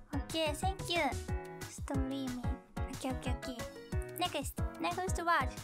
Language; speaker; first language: English; non-native, learner; Japanese